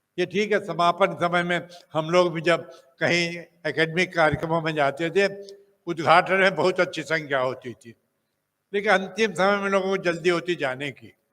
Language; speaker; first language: Hindi; native; Hindi